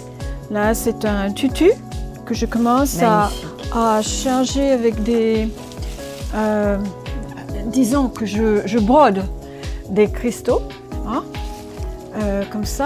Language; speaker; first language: French; non-native, fluent; English